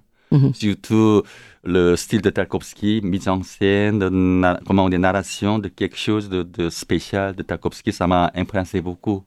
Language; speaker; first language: French; non-native, learner; Korean